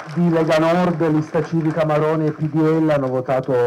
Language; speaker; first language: Italian; native; Italian